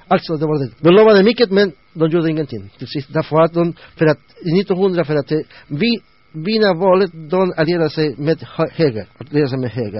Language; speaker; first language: Swedish; non-native, learner; Spanish